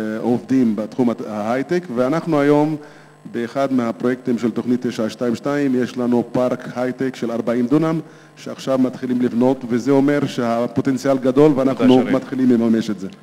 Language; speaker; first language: Hebrew; non-native, local second language; Arabic